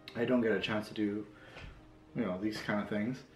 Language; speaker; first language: English; native; English